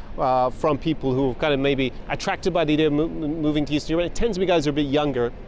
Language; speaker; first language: English; native; English